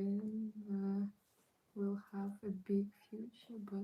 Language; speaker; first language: English; non-native, learner; Ukrainian